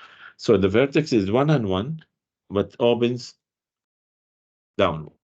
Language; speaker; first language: English; non-native, fluent; Arabic